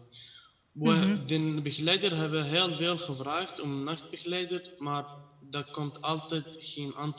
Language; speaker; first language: Dutch; non-native, learner; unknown